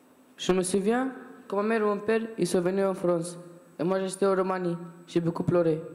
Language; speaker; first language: French; non-native, learner; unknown